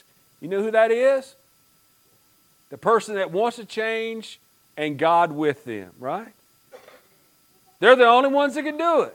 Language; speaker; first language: English; native; English